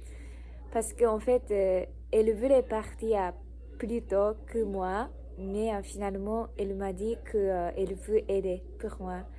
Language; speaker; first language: French; non-native, learner; Japanese